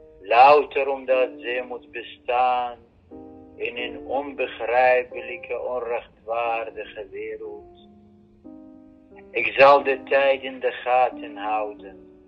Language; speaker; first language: Dutch; non-native, fluent; Arabic